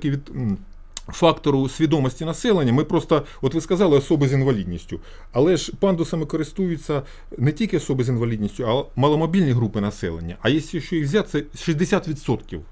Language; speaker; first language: Ukrainian; native; Ukrainian